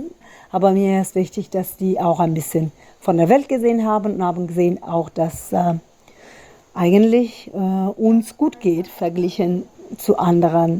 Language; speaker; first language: German; non-native, fluent; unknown